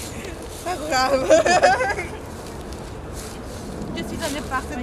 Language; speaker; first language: French; non-native, fluent; Spanish